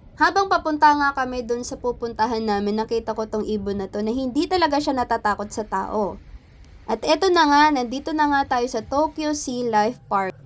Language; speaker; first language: Filipino; native; Filipino